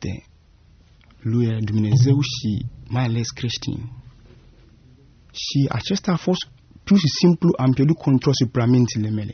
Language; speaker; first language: Romanian; non-native, fluent; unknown